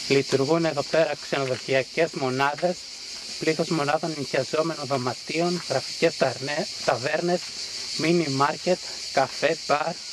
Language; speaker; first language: Greek; native; Greek